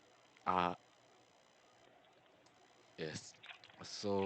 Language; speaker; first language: English; non-native, learner; Korean